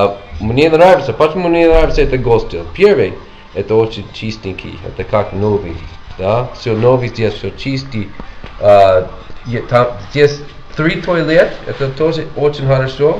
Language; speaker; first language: Russian; non-native, learner; English